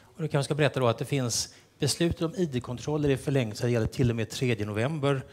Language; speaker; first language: Swedish; native; Swedish